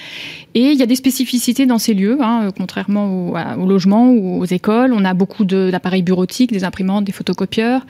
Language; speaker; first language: French; native; French